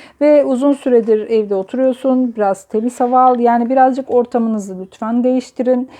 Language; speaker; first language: Turkish; native; Turkish